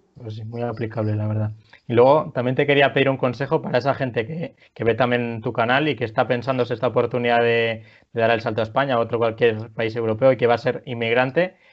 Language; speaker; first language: Spanish; native; Spanish